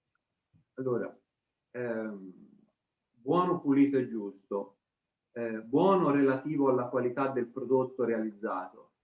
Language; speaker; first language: Italian; native; Italian